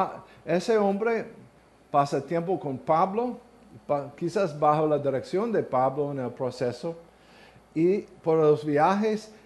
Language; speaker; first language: Spanish; non-native, learner; English